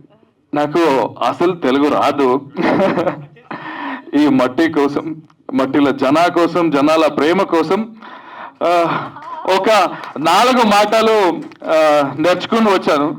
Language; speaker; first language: Telugu; non-native, learner; Kannada